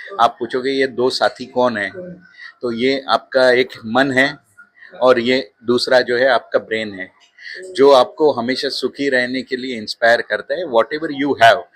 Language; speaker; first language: Hindi; non-native, local second language; Marathi